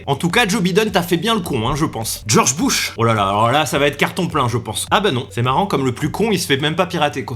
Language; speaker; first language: French; native; French